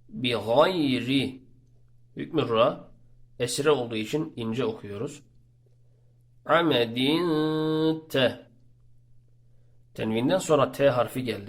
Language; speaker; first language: Turkish; native; Turkish